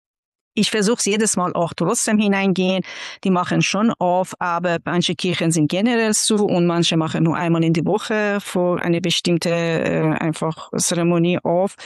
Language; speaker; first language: German; non-native, fluent; Persian